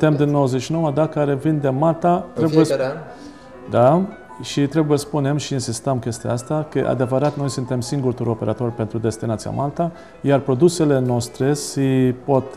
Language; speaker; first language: Romanian; non-native, learner; Maltese